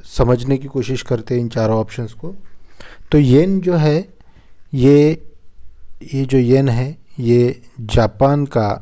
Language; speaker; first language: Hindi; non-native, local second language; Marathi